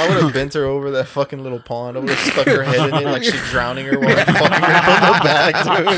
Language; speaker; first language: English; native; English